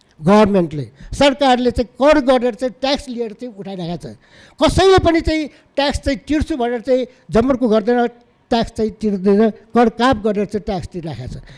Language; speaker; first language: Nepali; non-native, local second language; Newari